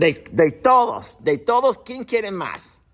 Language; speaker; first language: Spanish; non-native, learner; English